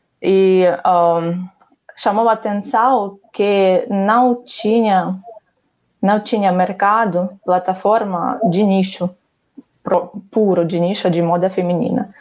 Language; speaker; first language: Portuguese; non-native, fluent; Ukrainian